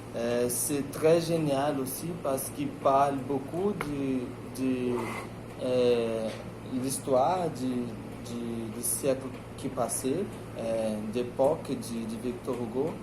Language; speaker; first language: French; non-native, learner; Portuguese